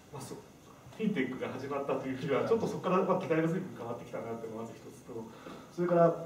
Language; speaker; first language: Japanese; native; Japanese